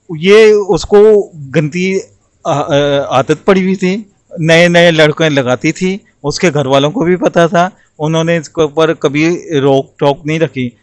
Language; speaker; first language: Urdu; non-native, local second language; Punjabi